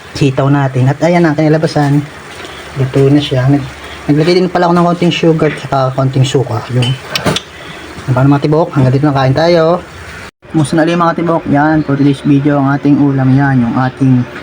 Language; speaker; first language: Filipino; native; Filipino